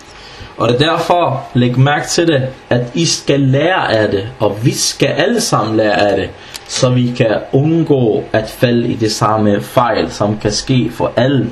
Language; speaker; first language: Danish; non-native, fluent; Arabic